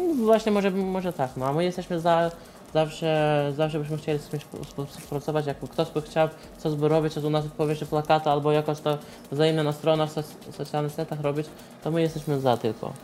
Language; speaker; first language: Polish; non-native, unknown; Azerbaijani